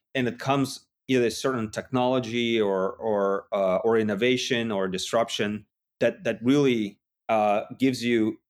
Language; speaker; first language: English; non-native, fluent; Russian